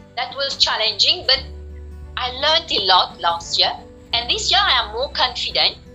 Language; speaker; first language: English; non-native, fluent; French